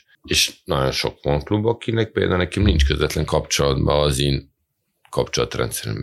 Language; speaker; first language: Hungarian; non-native, fluent; Serbian